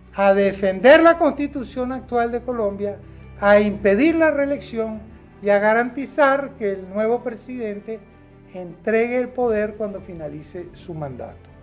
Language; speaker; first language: Spanish; native; Spanish